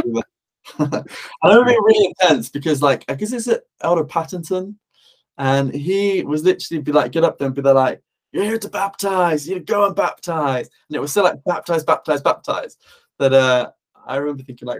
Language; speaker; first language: English; native; English